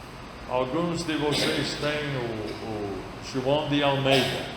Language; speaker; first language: Portuguese; non-native, fluent; English